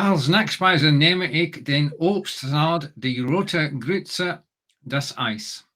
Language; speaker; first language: German; non-native, learner; English